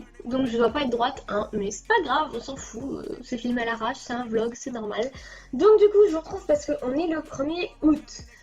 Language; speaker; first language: French; native; French